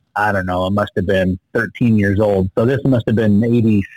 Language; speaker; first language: English; native; English